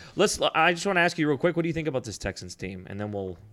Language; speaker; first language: English; early bilingual, other home language; Spanish